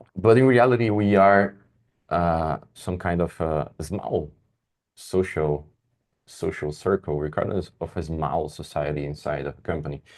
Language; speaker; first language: English; non-native, fluent; Portuguese